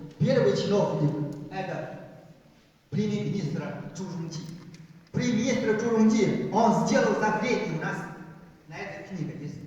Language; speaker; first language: Russian; non-native, fluent; Chinese